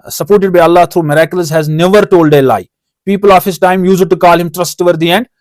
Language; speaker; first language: English; non-native, local second language; Urdu